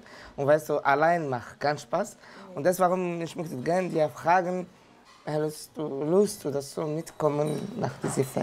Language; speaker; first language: German; non-native, learner; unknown